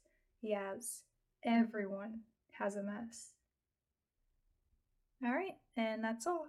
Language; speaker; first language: English; native; English